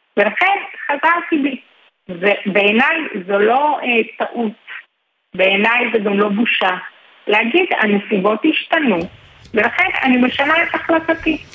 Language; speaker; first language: Hebrew; native; Hebrew